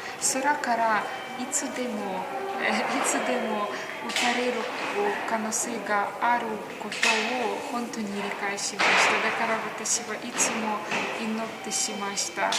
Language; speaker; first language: Japanese; non-native, learner; Ukrainian